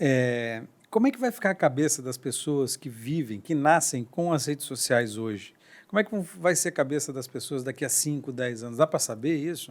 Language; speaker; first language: Portuguese; native; Portuguese